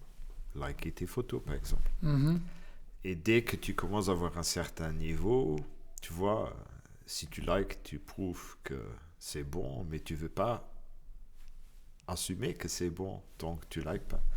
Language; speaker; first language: French; non-native, local second language; Luxembourgish